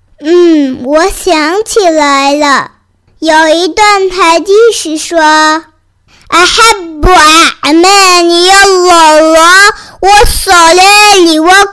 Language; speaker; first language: Chinese; early bilingual, heritage; Chinese